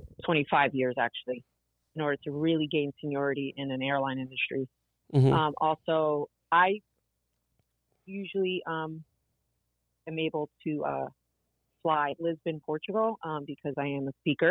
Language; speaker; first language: English; early bilingual, other home language; Portuguese